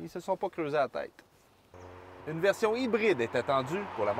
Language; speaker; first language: French; native; French